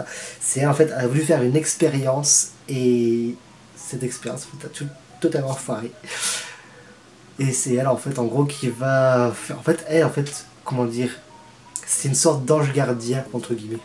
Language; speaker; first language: French; native; French